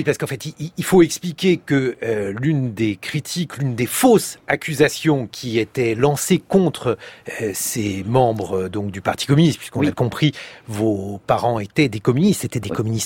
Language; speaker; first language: French; native; French